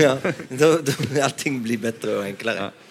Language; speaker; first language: Swedish; non-native, fluent; French